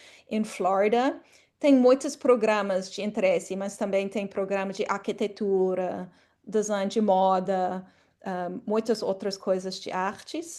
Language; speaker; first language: Portuguese; non-native, fluent; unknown